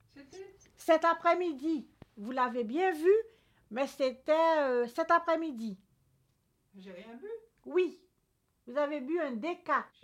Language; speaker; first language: French; non-native, local second language; Haitian Creole